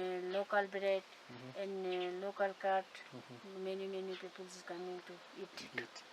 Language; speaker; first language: English; non-native, learner; Ladakhi